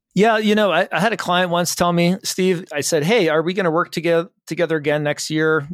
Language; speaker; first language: English; native; English